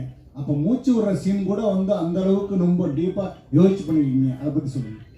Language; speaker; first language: Tamil; native; Tamil